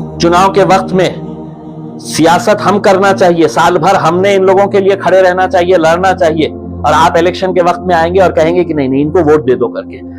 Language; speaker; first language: Hindi; native; Hindi